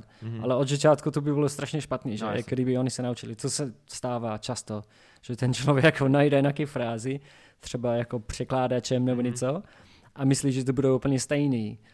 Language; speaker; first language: Czech; non-native, learner; English